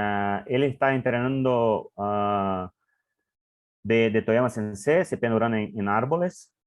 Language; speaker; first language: Spanish; non-native, learner; English